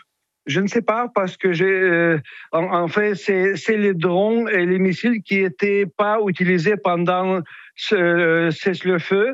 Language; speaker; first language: French; non-native, fluent; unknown